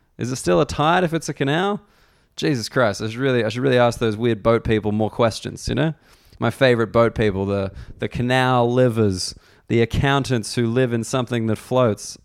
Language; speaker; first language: English; native; English